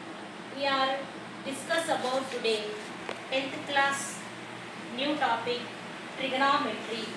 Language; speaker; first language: English; non-native, local second language; Telugu